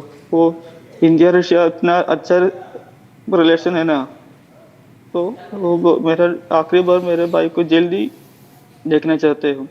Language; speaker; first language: Hindi; non-native, local second language; Malayalam